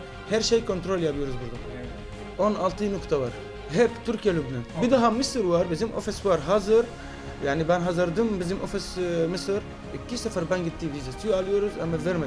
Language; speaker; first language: Turkish; non-native, learner; Arabic